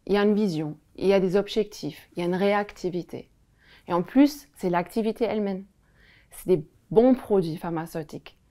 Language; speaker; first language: French; non-native, fluent; German